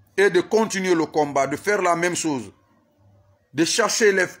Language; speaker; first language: French; non-native, local second language; Susu